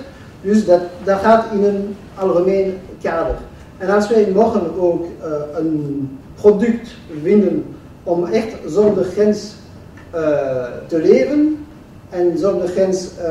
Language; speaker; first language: Dutch; non-native, local second language; French